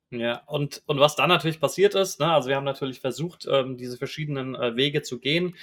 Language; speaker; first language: German; native; German